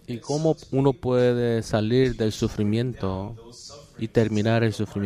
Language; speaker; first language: Spanish; non-native, learner; Korean